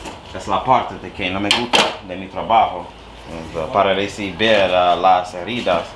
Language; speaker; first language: Spanish; non-native, learner; English